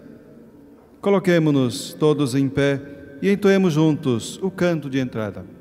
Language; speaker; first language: Portuguese; native; Portuguese